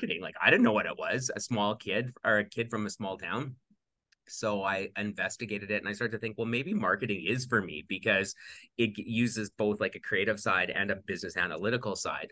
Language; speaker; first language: English; native; English